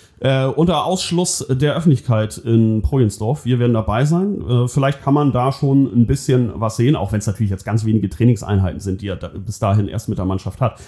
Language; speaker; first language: German; native; German